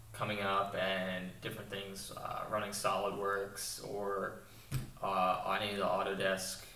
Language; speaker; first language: English; native; English